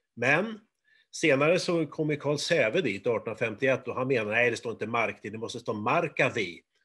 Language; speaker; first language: Swedish; native; Swedish